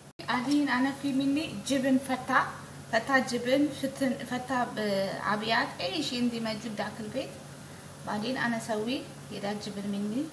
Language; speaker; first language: Arabic; non-native, learner; Amharic